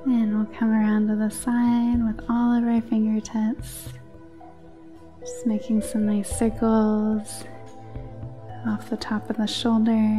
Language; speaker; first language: English; native; English